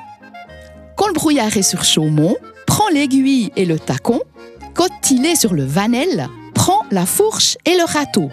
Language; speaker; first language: French; native; French